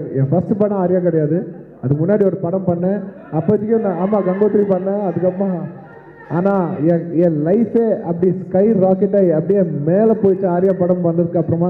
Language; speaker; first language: Tamil; non-native, local second language; Telugu